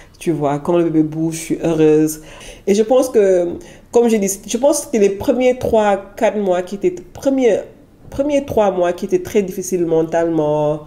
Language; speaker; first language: French; non-native, local second language; Wolof